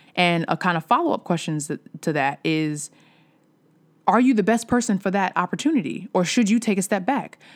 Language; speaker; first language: English; native; English